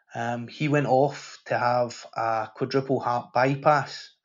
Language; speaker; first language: English; native; English